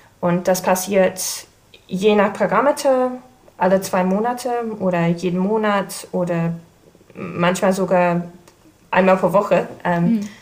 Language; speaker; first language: German; non-native, fluent; English